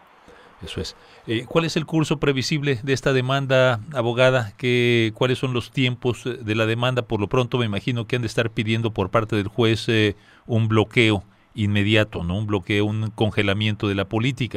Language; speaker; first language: Spanish; native; Spanish